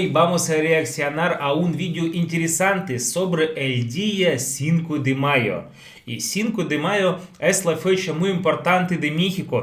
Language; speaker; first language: Spanish; non-native, fluent; Russian